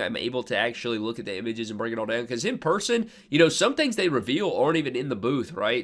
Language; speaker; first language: English; native; English